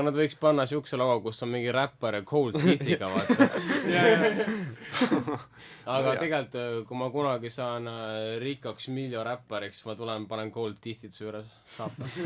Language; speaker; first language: Estonian; native; Estonian